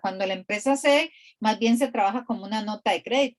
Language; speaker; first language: Spanish; native; Spanish